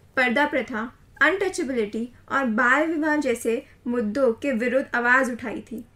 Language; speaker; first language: Hindi; native; Hindi